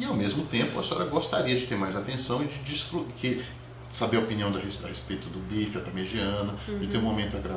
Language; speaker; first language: Portuguese; native; Portuguese